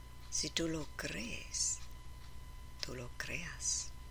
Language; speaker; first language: Spanish; non-native, learner; English